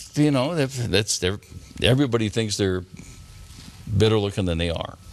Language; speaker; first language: English; native; English